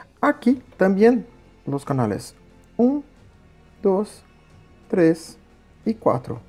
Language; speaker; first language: Spanish; non-native, learner; Portuguese